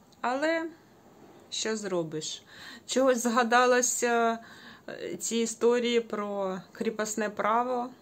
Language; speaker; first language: Ukrainian; native; Ukrainian